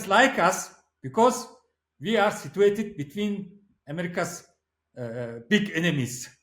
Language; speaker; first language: English; non-native, learner; Mongolian